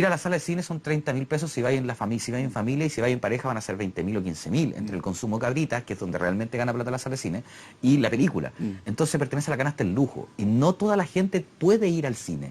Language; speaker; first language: Spanish; native; Spanish